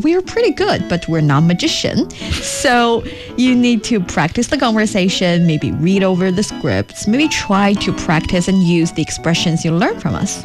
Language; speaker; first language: English; non-native, fluent; Chinese